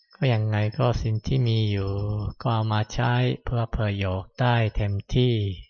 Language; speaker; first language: Thai; non-native, fluent; Japanese